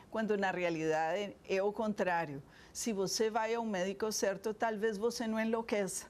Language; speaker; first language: Portuguese; non-native, fluent; Spanish